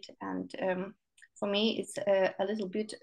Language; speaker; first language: English; non-native, learner; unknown